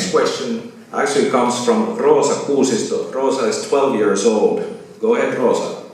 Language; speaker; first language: English; non-native, fluent; Finnish